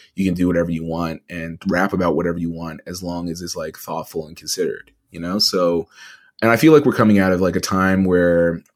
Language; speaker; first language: English; native; English